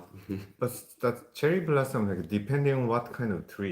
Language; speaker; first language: English; non-native, fluent; Japanese